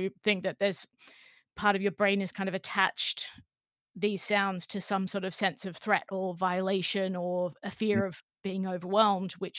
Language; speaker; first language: English; native; English